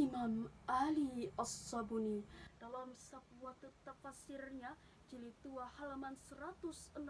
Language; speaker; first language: Indonesian; native; Indonesian